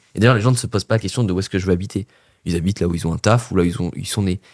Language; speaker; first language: French; native; French